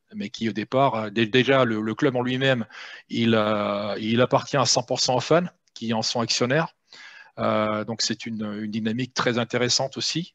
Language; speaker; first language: French; native; French